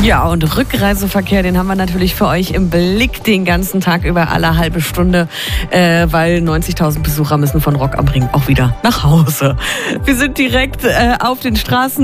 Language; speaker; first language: German; native; German